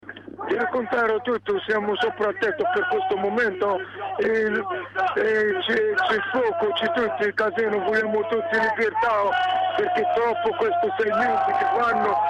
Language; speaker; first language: Italian; non-native, learner; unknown